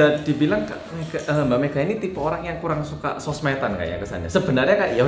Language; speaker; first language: Indonesian; native; Indonesian